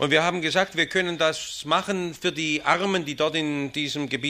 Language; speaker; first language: German; native; German